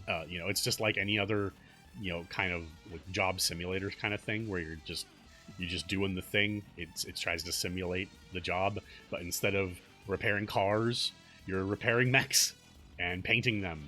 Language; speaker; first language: English; native; English